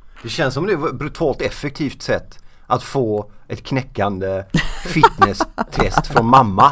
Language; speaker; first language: Swedish; native; Swedish